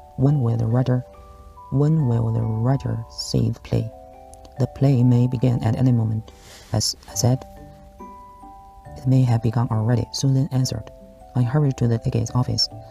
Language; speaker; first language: English; non-native, learner; Chinese